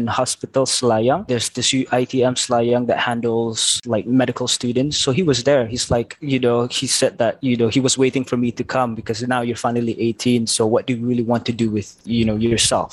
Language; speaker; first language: English; non-native, local second language; Malay